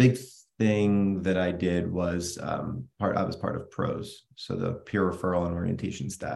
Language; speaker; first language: English; native; English